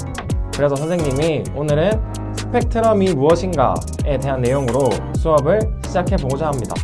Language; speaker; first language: Korean; native; Korean